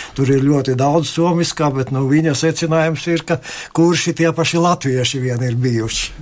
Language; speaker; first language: Latvian; native; Latvian